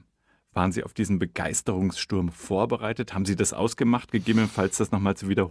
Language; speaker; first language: German; native; German